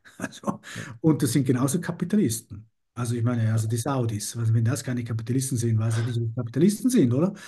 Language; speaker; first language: German; early bilingual, other home language; Spanish